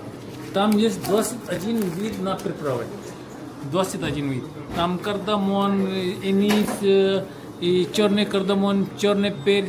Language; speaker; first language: Russian; non-native, learner; Hindi